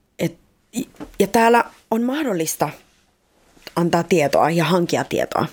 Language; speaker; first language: Finnish; early bilingual, other home language; Spanish